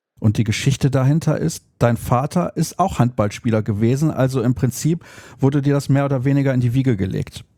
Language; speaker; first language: German; native; German